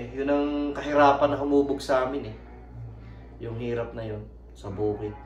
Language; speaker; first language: Filipino; native; Filipino